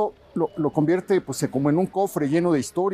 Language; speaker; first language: Spanish; native; Spanish